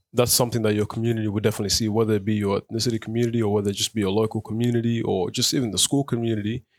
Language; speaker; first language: English; early bilingual, other home language; Arabic